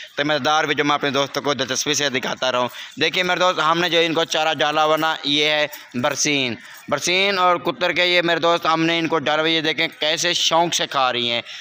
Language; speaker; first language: Urdu; non-native, local second language; Saraiki